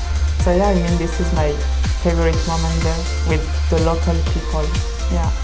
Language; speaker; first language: English; non-native, fluent; French